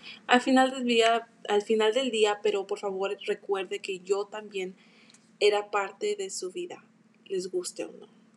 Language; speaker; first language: Spanish; early bilingual, heritage; Spanish